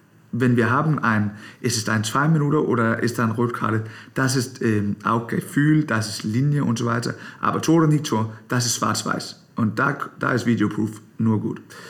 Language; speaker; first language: German; non-native, learner; Danish